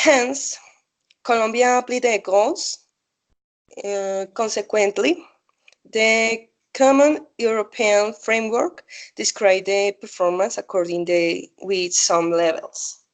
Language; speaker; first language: English; non-native, learner; Spanish